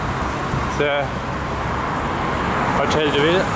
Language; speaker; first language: French; non-native, learner; German